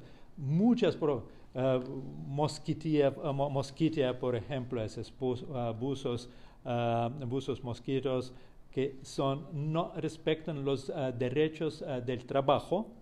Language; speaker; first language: Spanish; non-native, fluent; Russian